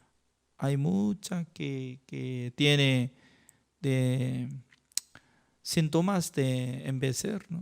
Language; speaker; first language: Spanish; non-native, fluent; Korean